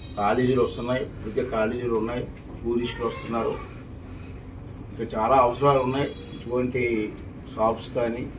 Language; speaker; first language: Telugu; native; Telugu